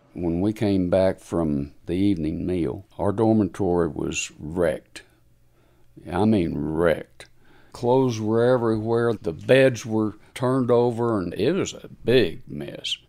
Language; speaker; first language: English; native; English